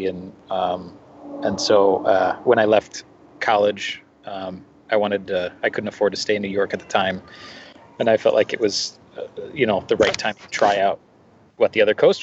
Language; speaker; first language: English; native; English